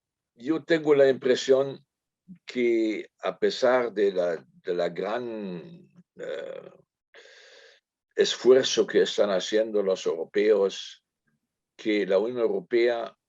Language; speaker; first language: Spanish; non-native, fluent; German